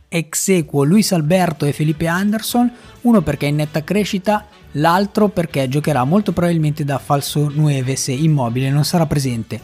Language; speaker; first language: Italian; native; Italian